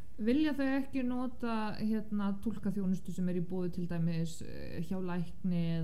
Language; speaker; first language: Icelandic; non-native, fluent; Polish